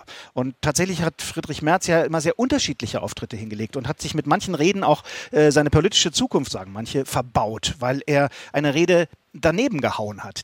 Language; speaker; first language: German; native; German